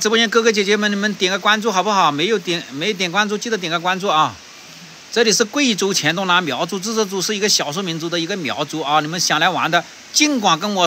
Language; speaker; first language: Chinese; native; Chinese